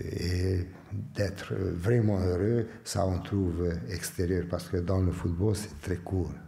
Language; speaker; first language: French; non-native, fluent; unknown